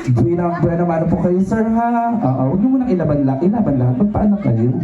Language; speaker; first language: Filipino; native; Filipino